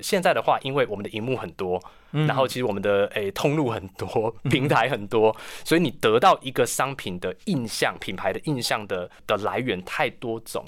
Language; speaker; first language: Chinese; native; Chinese